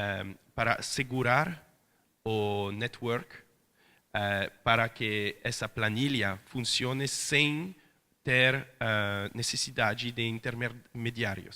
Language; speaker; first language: Portuguese; non-native, fluent; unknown